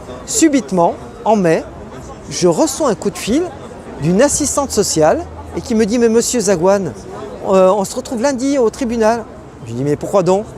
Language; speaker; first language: French; native; French